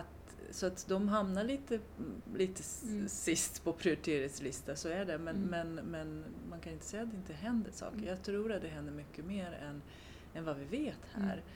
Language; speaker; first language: Swedish; non-native, fluent; Romanian